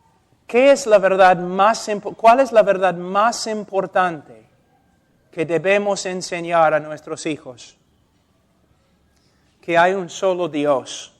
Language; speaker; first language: Spanish; non-native, fluent; English